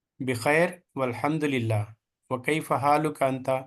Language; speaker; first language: Arabic; non-native, fluent; Telugu